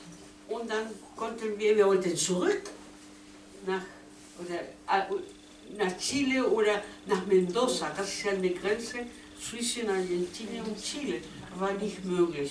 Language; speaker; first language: German; non-native, learner; Spanish